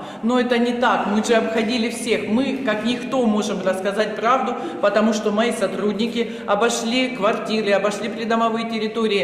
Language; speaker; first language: Russian; native; Russian